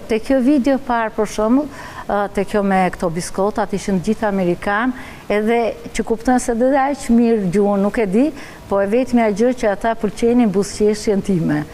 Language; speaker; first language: Albanian; native; Albanian